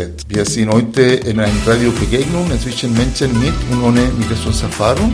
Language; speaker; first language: German; non-native, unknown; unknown